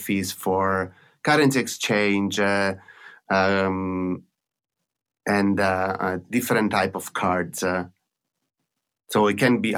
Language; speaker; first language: English; non-native, fluent; Italian